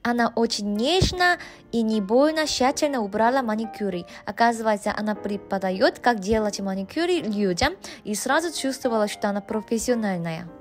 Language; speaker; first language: Russian; non-native, fluent; Korean